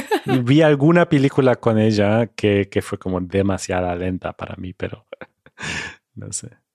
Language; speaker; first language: Spanish; non-native, fluent; German